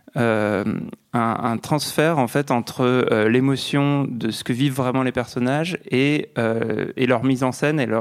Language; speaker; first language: French; native; French